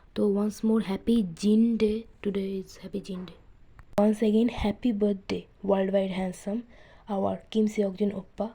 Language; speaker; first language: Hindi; non-native, local second language; Bangla